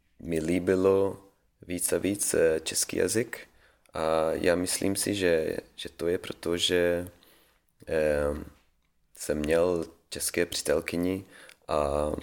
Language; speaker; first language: Czech; non-native, learner; Swedish